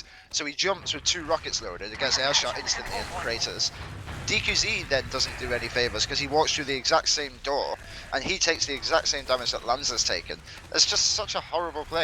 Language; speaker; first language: English; native; English